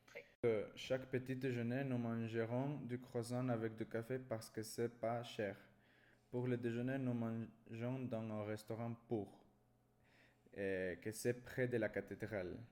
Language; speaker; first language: French; non-native, learner; Spanish